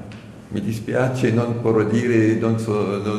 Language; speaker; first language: Italian; non-native, learner; French